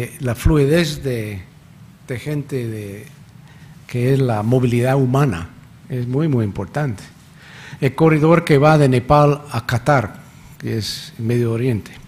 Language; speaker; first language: Spanish; non-native, fluent; English